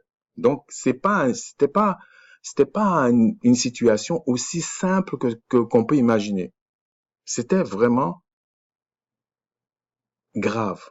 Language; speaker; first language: French; native; French